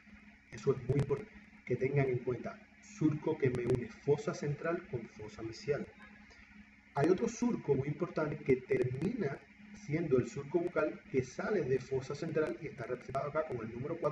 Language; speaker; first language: Spanish; native; Spanish